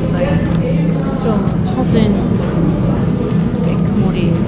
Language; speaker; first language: Korean; non-native, fluent; English